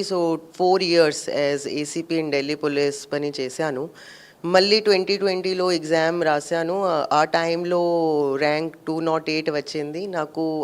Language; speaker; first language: Telugu; non-native, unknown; Hindi